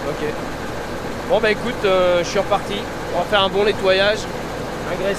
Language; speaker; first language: French; native; French